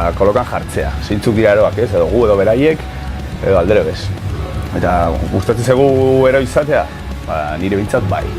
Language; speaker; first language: Basque; non-native, local second language; Spanish